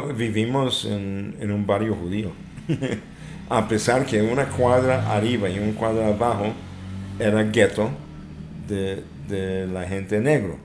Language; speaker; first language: Spanish; non-native, fluent; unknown